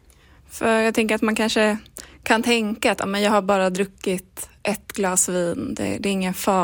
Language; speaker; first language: Swedish; native; Swedish